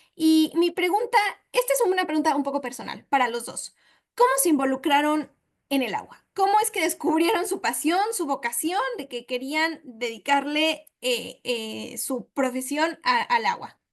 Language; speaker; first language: Spanish; native; Spanish